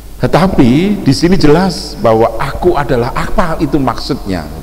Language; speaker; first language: Indonesian; native; Indonesian